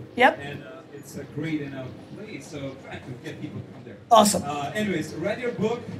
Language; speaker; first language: English; non-native, fluent; Ukrainian